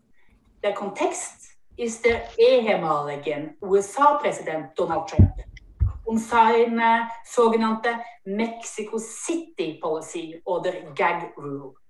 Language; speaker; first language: German; non-native, fluent; Norwegian